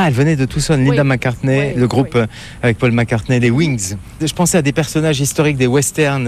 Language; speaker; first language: French; native; French